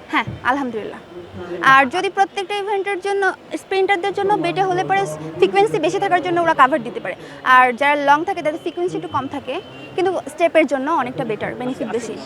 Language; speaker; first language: Bangla; native; Bangla